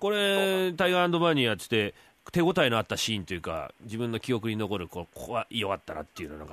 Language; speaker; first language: Japanese; native; Japanese